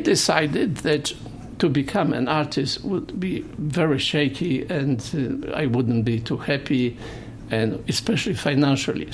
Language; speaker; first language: English; non-native, fluent; Polish